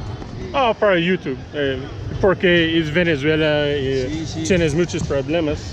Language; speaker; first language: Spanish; non-native, learner; English